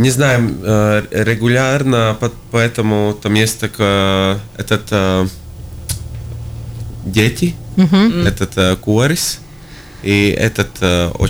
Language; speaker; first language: Russian; non-native, local second language; Latvian